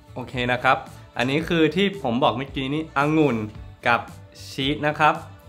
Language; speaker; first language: Thai; non-native, fluent; English